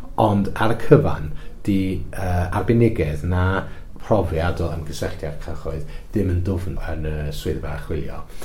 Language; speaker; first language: Welsh; non-native, local second language; English